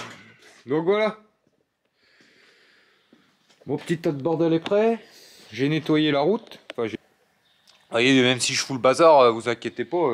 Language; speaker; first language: French; native; French